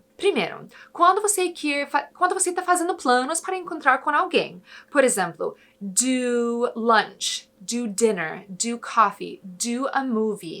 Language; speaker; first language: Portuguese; non-native, fluent; English